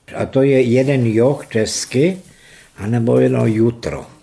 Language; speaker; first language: Czech; early bilingual, heritage; Serbian